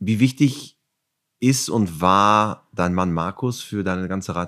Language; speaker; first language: German; native; German